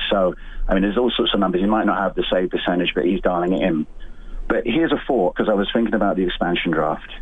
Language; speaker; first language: English; native; English